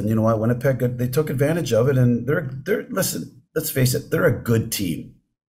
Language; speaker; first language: English; native; English